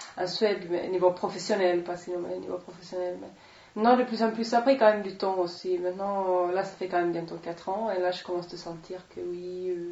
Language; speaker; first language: French; non-native, fluent; Swedish